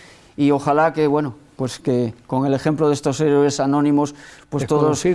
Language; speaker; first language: Spanish; native; Spanish